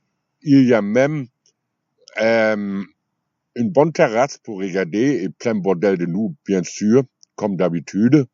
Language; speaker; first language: French; non-native, fluent; German